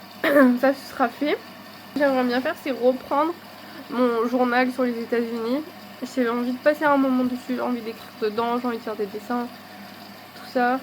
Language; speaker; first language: French; native; French